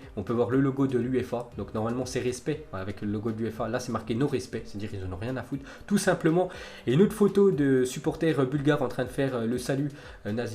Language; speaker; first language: French; native; French